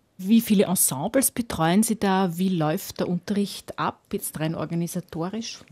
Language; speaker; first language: German; native; German